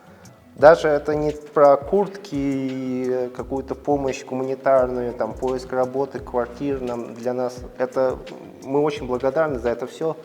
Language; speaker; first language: Russian; native; Russian